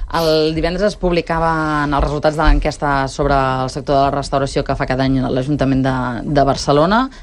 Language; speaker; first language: Catalan; native; Catalan